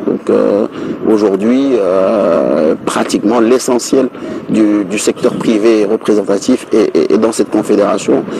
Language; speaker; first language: French; non-native, local second language; Wolof